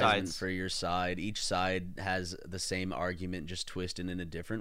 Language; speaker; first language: English; native; English